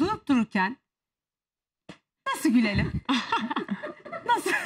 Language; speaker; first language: Turkish; native; Turkish